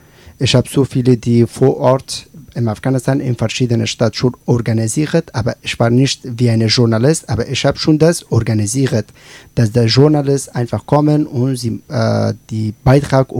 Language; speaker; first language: German; non-native, learner; Persian